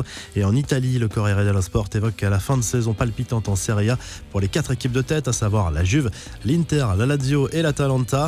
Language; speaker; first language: French; native; French